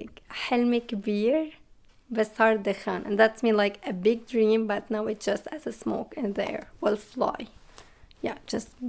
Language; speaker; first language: English; non-native, learner; Arabic